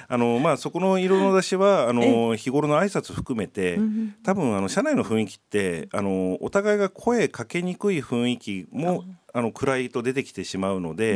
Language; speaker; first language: Japanese; native; Japanese